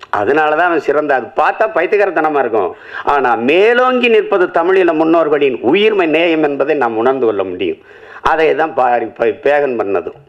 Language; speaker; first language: Tamil; native; Tamil